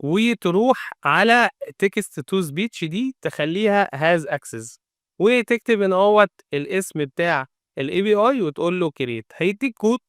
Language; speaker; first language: Arabic; native; Arabic